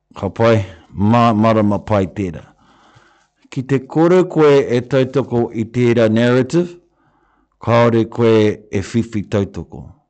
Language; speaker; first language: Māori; non-native, local second language; English